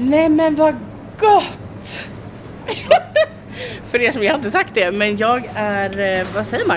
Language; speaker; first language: Swedish; native; Swedish